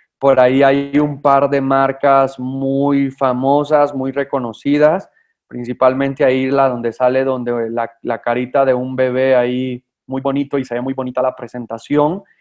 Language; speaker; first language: Spanish; native; Spanish